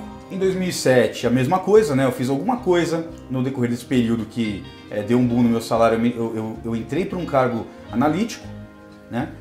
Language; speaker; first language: Portuguese; native; Portuguese